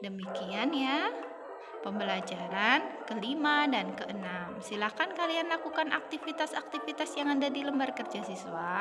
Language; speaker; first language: Indonesian; native; Indonesian